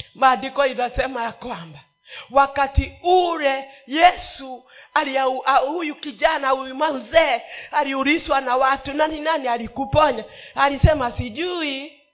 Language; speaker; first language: Swahili; non-native, local second language; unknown